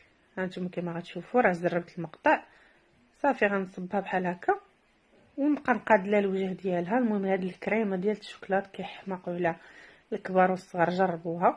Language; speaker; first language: Arabic; native; Arabic